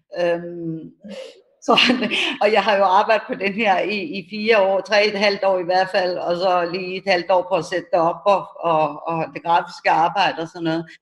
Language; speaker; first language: Danish; early bilingual, other home language; Persian